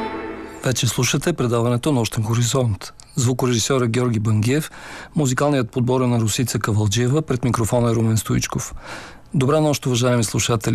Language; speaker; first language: Bulgarian; native; Bulgarian